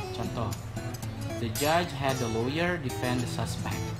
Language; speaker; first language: English; non-native, fluent; Indonesian